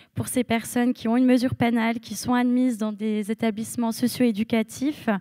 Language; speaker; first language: French; native; French